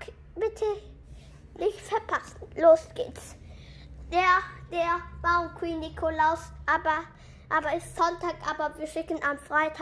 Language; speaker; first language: German; early bilingual, other home language; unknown